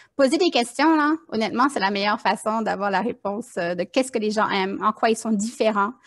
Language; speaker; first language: French; native; French